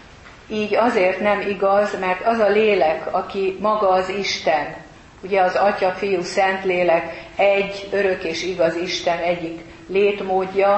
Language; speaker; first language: Hungarian; native; Hungarian